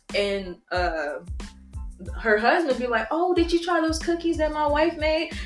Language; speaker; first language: English; native; English